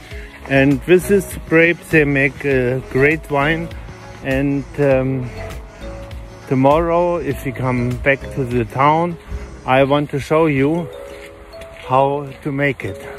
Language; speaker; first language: English; non-native, learner; German